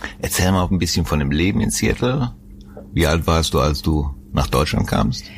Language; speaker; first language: German; native; German